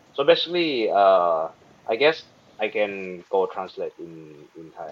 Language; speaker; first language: English; non-native, learner; Thai